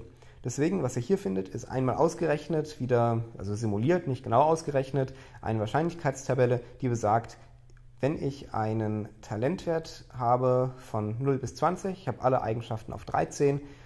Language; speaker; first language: German; native; German